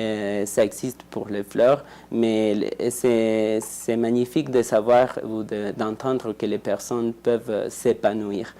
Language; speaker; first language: French; non-native, fluent; Spanish